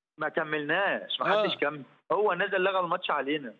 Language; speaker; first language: Arabic; native; Arabic